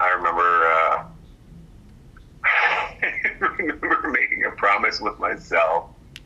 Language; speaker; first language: English; native; English